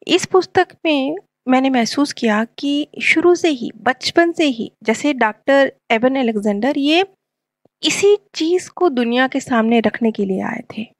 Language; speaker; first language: Hindi; native; Hindi